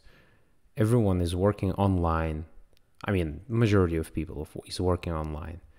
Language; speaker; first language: English; non-native, fluent; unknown